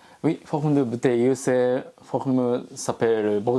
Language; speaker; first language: French; non-native, learner; Japanese